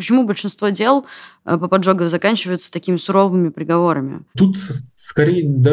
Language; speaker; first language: Russian; native; Russian